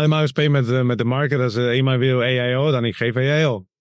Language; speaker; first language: Dutch; non-native, learner; Spanish